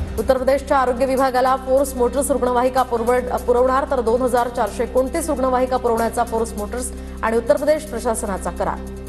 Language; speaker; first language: Marathi; native; Marathi